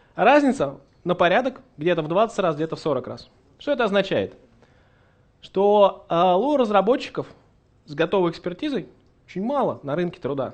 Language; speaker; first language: Russian; native; Russian